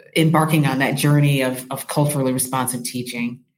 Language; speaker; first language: English; native; English